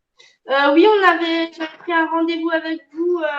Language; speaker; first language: French; native; French